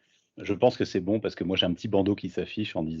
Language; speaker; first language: French; native; French